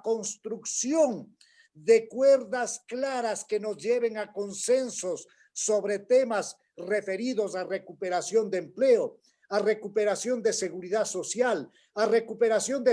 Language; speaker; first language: Spanish; native; Spanish